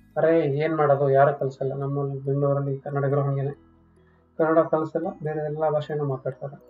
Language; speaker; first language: Kannada; native; Kannada